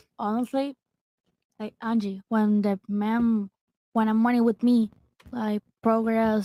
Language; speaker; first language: English; non-native, learner; Spanish